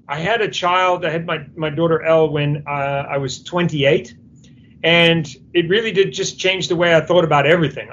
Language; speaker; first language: English; native; English